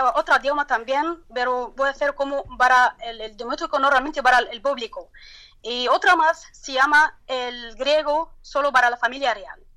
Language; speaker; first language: Spanish; non-native, learner; Turkish